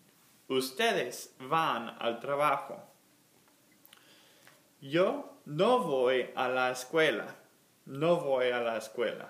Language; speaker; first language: Spanish; non-native, fluent; English